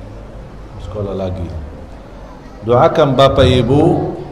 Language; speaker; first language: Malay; non-native, fluent; Arabic